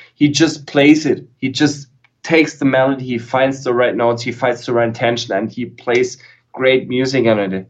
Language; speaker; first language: English; non-native, fluent; German